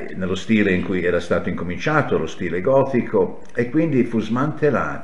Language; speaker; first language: Italian; non-native, fluent; English